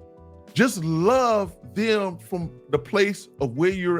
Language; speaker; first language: English; native; English